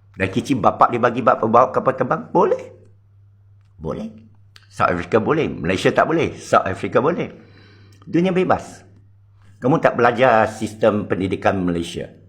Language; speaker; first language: Malay; non-native, local second language; Chinese